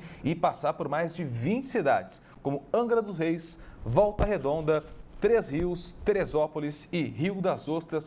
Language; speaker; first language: Portuguese; native; Portuguese